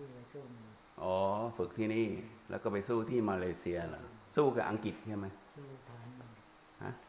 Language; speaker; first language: Thai; native; Thai